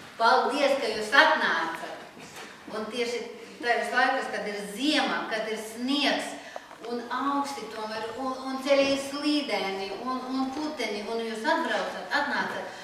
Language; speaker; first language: Latvian; non-native, local second language; Russian